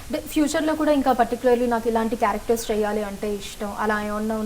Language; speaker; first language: Telugu; native; Telugu